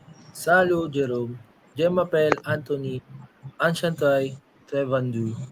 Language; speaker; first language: French; non-native, learner; Filipino